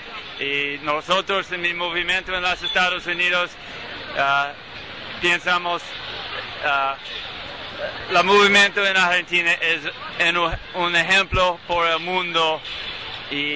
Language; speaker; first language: Spanish; non-native, learner; English